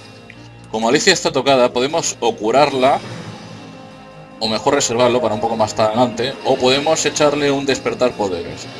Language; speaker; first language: Spanish; native; Spanish